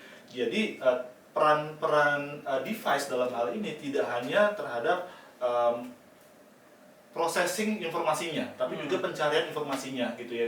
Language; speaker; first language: Indonesian; native; Indonesian